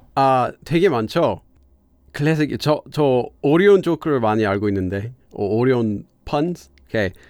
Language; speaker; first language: Korean; non-native, fluent; English